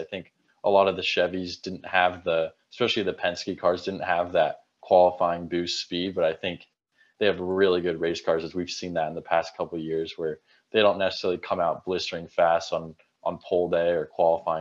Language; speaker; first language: English; native; English